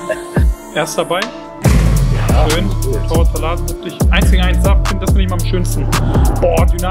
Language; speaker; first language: German; native; German